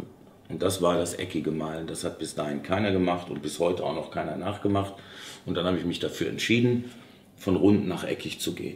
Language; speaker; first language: German; native; German